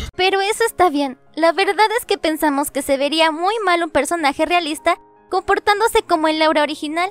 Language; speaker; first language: Spanish; native; Spanish